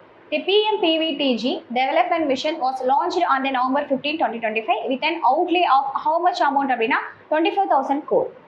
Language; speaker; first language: English; non-native, local second language; Tamil